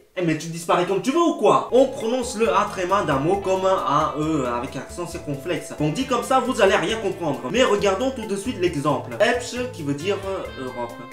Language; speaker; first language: French; native; French